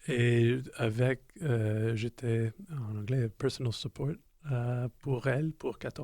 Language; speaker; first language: French; non-native, local second language; English